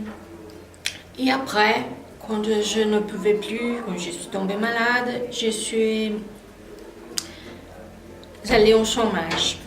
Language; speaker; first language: French; non-native, fluent; Portuguese